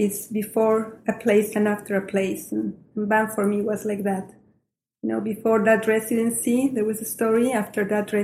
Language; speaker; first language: English; non-native, fluent; Spanish